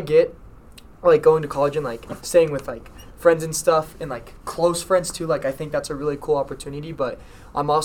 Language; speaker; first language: English; native; English